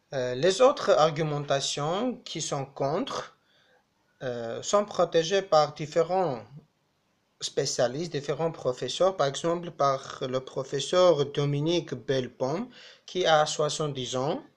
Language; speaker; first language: French; non-native, fluent; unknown